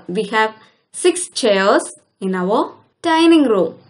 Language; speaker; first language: English; non-native, local second language; Malayalam